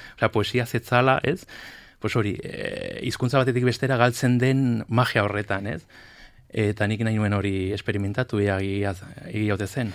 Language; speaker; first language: Basque; non-native, local second language; Spanish